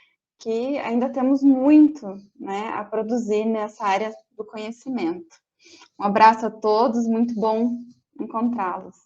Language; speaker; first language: Portuguese; native; Portuguese